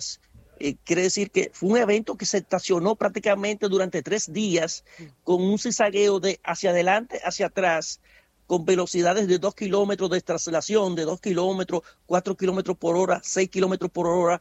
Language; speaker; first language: Spanish; native; Spanish